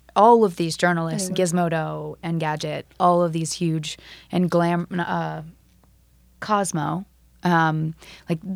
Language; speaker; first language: English; native; English